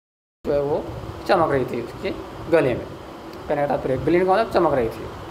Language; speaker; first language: Hindi; native; Hindi